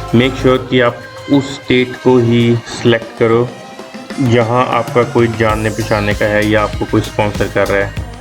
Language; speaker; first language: Hindi; non-native, local second language; Punjabi